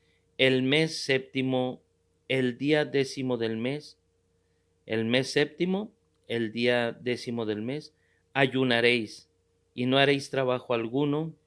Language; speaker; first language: Spanish; native; Spanish